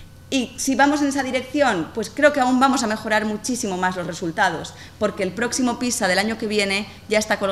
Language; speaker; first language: Spanish; native; Spanish